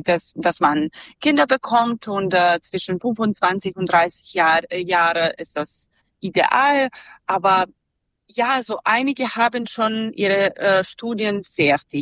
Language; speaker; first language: German; non-native, learner; Serbian